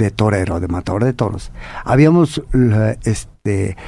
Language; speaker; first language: Spanish; native; Spanish